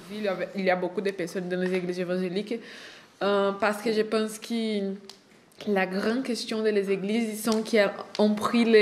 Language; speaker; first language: French; non-native, fluent; Portuguese